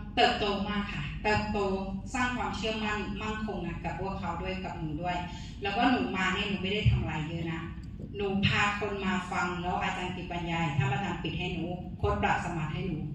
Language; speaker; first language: Thai; non-native, fluent; Burmese